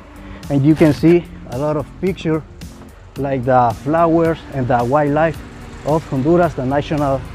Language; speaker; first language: English; non-native, learner; Spanish